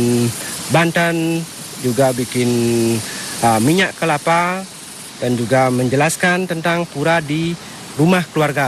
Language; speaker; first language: Indonesian; non-native, local second language; Balinese